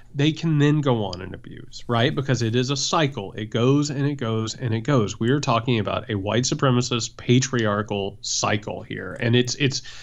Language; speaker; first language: English; native; English